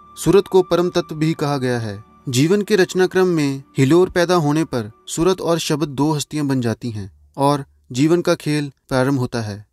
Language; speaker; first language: Hindi; non-native, local second language; Punjabi